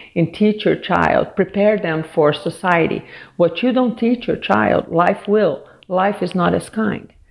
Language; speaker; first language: English; non-native, fluent; Portuguese